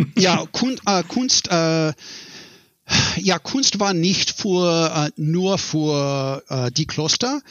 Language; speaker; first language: German; non-native, learner; English